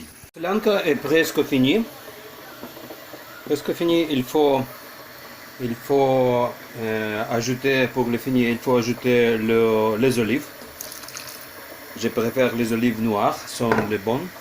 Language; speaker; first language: French; non-native, learner; Ukrainian